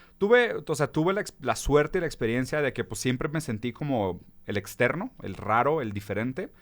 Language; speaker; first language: Spanish; early bilingual, other home language; Portuguese